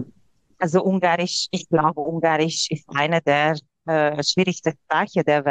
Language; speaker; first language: German; non-native, local second language; Hungarian